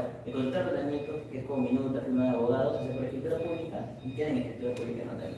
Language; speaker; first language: Spanish; native; Spanish